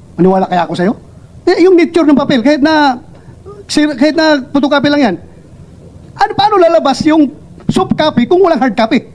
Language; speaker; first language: Filipino; non-native, local second language; Cebuano